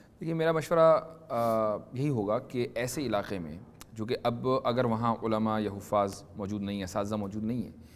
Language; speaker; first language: Urdu; native; Urdu